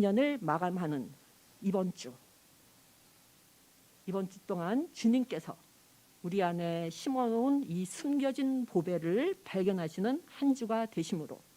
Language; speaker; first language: Korean; native; Korean